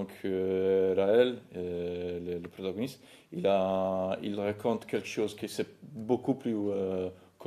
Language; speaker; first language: French; non-native, fluent; Italian